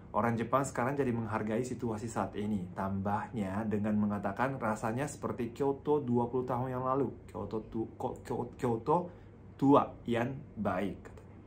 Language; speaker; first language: Indonesian; non-native, fluent; Japanese